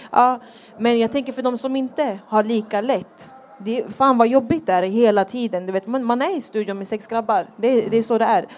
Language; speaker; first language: Swedish; early bilingual, other home language; Thai